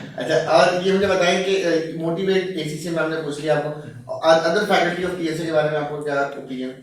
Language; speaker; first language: Urdu; native; Urdu